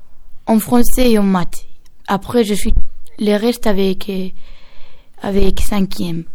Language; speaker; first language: French; non-native, learner; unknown